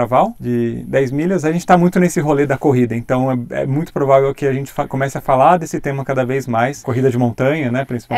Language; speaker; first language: Portuguese; native; Portuguese